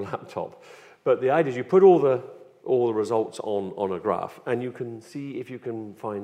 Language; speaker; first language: English; native; English